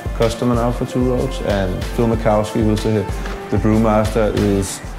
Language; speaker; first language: English; non-native, fluent; Danish